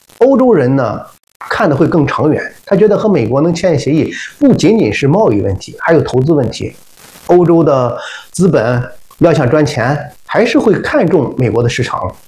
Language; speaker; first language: Chinese; native; Chinese